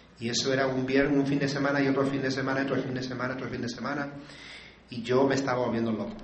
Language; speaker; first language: Spanish; native; Spanish